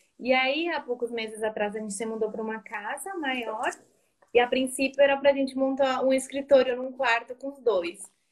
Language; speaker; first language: Portuguese; non-native, fluent; Spanish